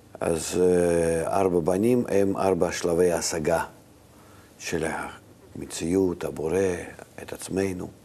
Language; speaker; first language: Hebrew; non-native, fluent; Russian